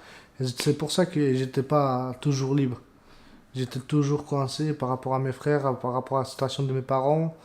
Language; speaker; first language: French; non-native, learner; Romanian